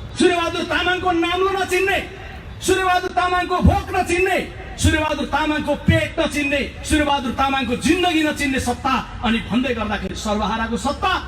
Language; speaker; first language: Nepali; native; Nepali